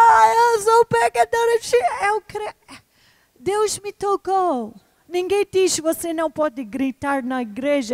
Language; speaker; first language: Portuguese; non-native, fluent; English